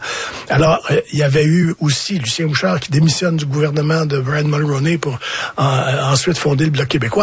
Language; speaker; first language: French; native; French